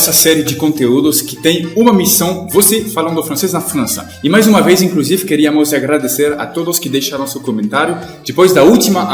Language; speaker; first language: Portuguese; non-native, fluent; French